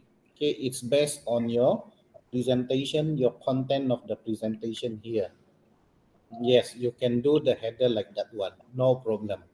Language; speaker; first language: English; non-native, local second language; Malay